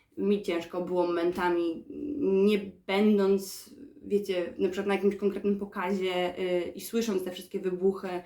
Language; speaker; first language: Polish; native; Polish